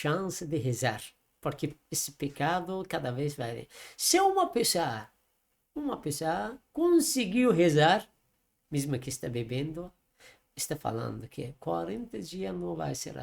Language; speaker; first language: Portuguese; non-native, learner; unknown